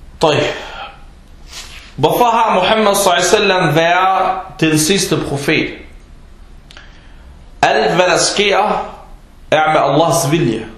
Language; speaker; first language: Danish; non-native, fluent; Arabic